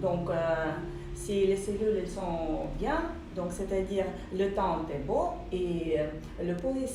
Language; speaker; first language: French; non-native, fluent; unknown